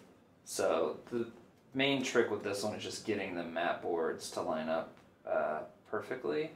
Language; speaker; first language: English; native; English